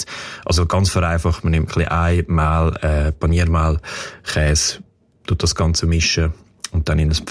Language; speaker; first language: German; native; German